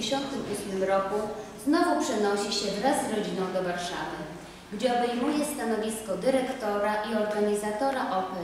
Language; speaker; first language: Polish; native; Polish